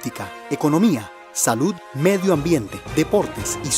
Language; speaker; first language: Spanish; native; Spanish